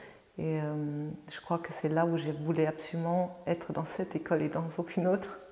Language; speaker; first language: French; non-native, fluent; German